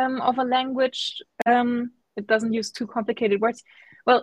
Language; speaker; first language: English; non-native, fluent; German